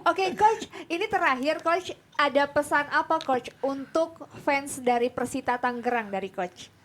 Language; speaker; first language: Indonesian; native; Indonesian